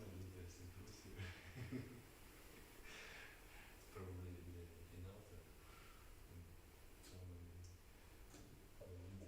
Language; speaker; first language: English; non-native, learner; Russian